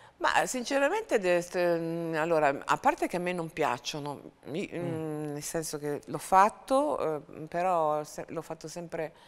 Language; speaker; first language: Italian; native; Italian